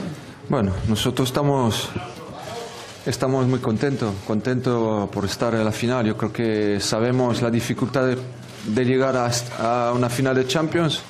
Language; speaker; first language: Spanish; non-native, fluent; French